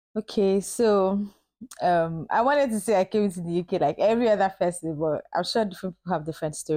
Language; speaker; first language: English; non-native, local second language; Yoruba